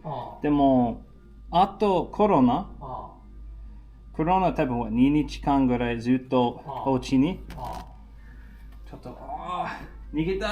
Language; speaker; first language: Japanese; non-native, learner; English